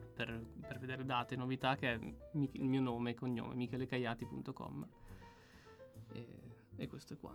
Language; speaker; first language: Italian; native; Italian